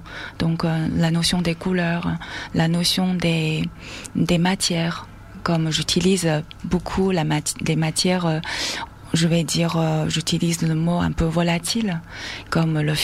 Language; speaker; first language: French; non-native, fluent; Chinese